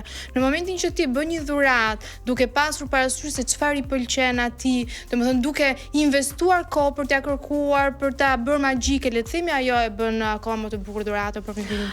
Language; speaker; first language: Albanian; native; Albanian